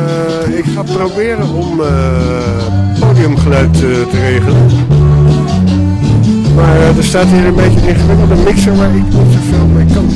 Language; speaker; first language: Dutch; native; Dutch